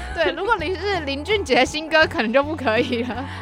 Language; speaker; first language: Chinese; native; Chinese